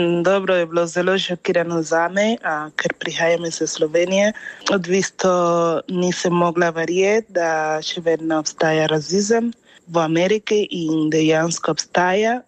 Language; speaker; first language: Slovenian; non-native, fluent; Spanish